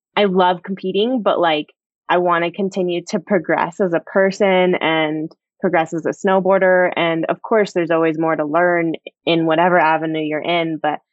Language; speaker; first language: English; native; English